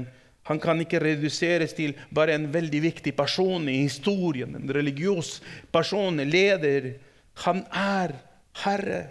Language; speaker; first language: Norwegian; non-native, fluent; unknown